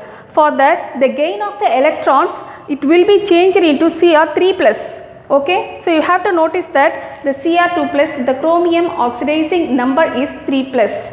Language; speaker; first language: English; non-native, local second language; Tamil